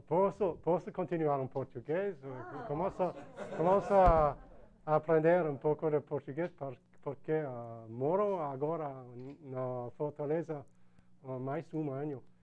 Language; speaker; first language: Portuguese; non-native, learner; English